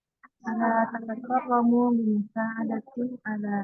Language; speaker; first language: Arabic; non-native, learner; Indonesian